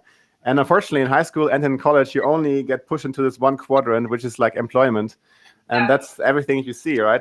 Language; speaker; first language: English; non-native, fluent; German